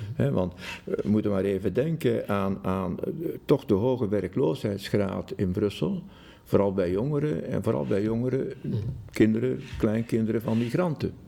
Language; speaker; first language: Dutch; native; Dutch